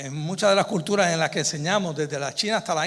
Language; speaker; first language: Spanish; native; Spanish